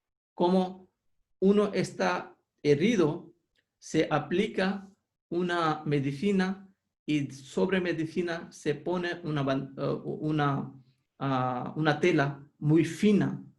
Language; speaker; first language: Spanish; non-native, fluent; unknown